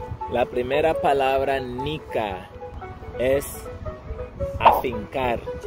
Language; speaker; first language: Spanish; native; Spanish